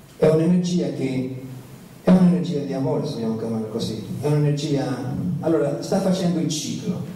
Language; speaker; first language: Italian; early bilingual, heritage; Italian